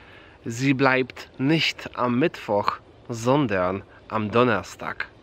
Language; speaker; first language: German; non-native, fluent; Polish